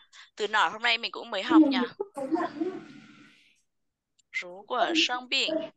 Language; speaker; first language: Chinese; non-native, fluent; Vietnamese